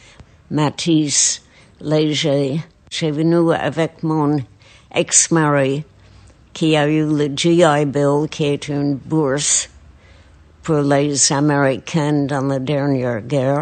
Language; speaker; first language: French; non-native, fluent; English